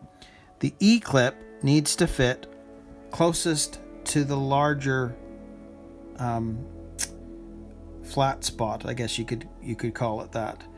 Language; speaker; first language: English; native; English